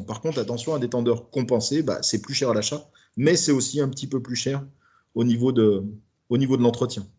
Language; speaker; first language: French; native; French